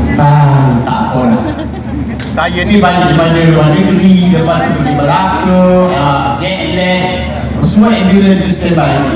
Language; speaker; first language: Malay; native; Malay